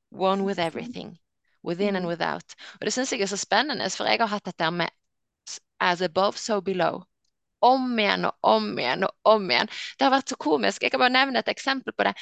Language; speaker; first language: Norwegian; native; Norwegian